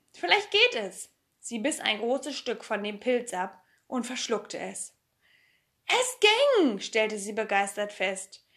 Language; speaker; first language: German; native; German